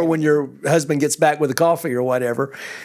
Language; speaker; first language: English; native; English